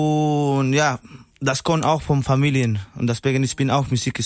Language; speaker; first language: German; non-native, learner; Spanish